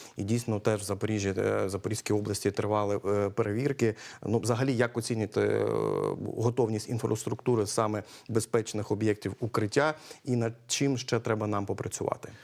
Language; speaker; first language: Ukrainian; native; Ukrainian